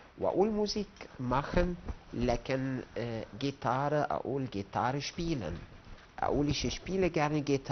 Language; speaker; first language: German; non-native, fluent; Arabic